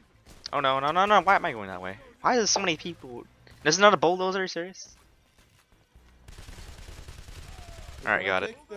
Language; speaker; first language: English; non-native, fluent; Swedish